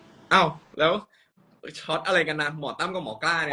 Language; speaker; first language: Thai; native; Thai